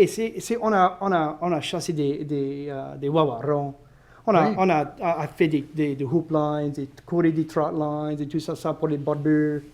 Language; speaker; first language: French; non-native, local second language; English